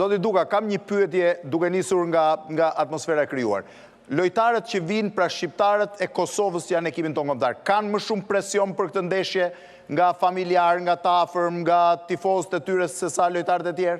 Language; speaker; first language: Albanian; native; Albanian